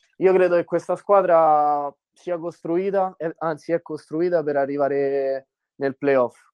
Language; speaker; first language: Italian; native; Italian